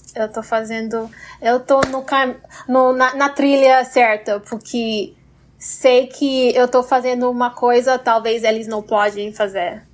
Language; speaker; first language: Portuguese; non-native, fluent; English